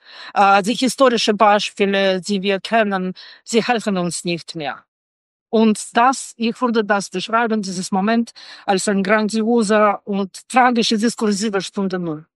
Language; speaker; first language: German; non-native, fluent; Russian